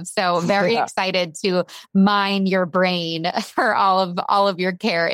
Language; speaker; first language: English; native; English